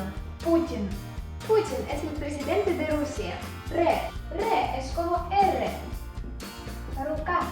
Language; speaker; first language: Spanish; non-native, fluent; Russian